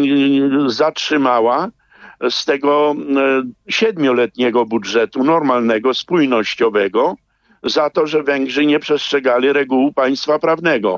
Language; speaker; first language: Polish; native; Polish